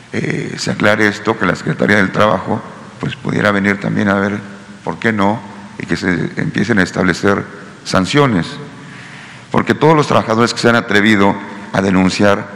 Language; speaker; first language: Spanish; native; Spanish